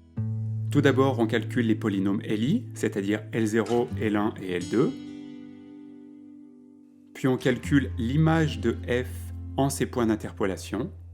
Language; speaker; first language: French; native; French